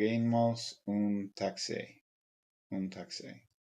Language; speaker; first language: Spanish; non-native, learner; English